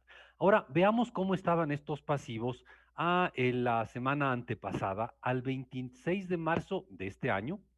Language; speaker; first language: Spanish; native; Spanish